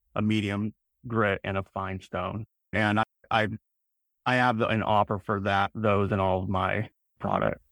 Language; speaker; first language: English; native; English